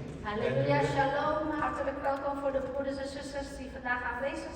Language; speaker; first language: Dutch; non-native, fluent; Indonesian